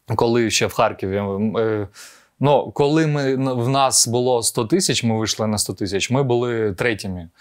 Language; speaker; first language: Ukrainian; non-native, local second language; Russian